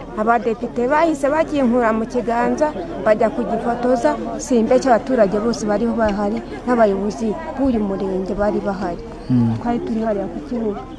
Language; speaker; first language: Kinyarwanda; early bilingual, heritage; Kinyarwanda